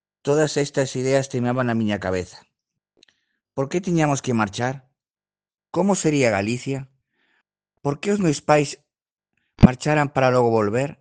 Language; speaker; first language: Galician; early bilingual, other home language; Spanish